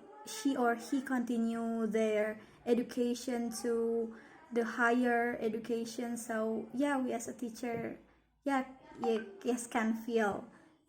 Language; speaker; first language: English; non-native, learner; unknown